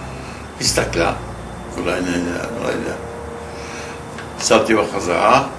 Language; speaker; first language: Hebrew; non-native, fluent; French